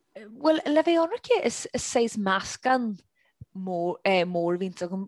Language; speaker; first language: Irish; native; Irish